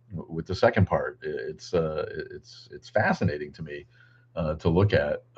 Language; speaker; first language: English; native; English